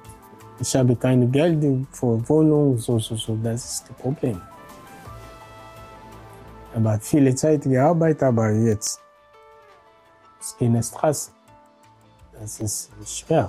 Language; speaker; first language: German; non-native, learner; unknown